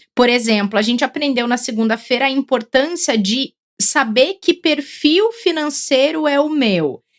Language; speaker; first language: Portuguese; native; Portuguese